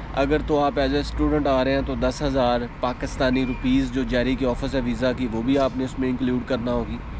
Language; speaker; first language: Urdu; non-native, local second language; Punjabi